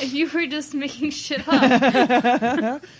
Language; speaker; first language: English; native; English